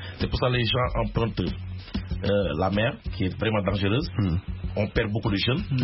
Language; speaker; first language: French; non-native, local second language; Wolof